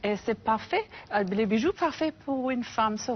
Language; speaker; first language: French; non-native, fluent; English